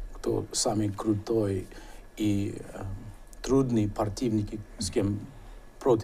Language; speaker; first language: Russian; non-native, learner; English